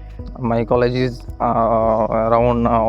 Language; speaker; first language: English; non-native, learner; Hindi